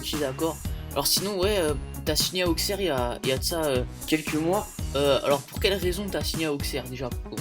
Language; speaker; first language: French; native; French